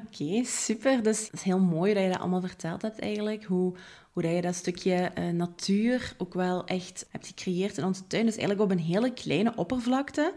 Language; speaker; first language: Dutch; native; Dutch